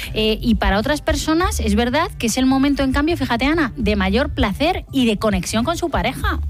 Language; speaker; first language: Spanish; native; Spanish